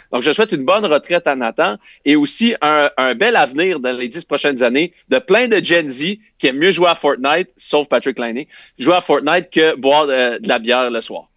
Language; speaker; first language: French; native; French